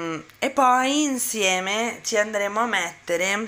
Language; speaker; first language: Italian; native; Italian